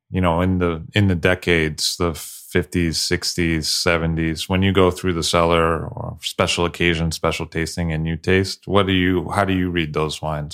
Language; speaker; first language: English; native; English